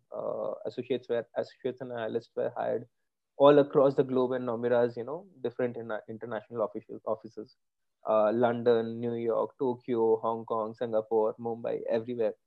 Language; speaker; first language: English; non-native, local second language; Bangla